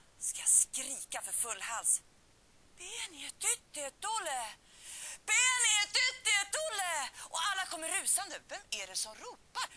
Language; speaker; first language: Swedish; early bilingual, other home language; Finnish